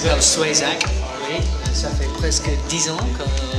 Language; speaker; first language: French; non-native, fluent; English